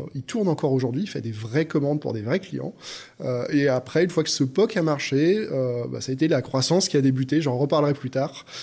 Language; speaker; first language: French; native; French